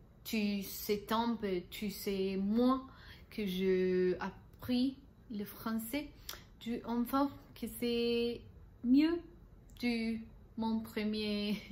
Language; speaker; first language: French; non-native, learner; Spanish